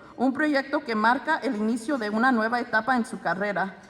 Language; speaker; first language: Spanish; early bilingual, other home language; English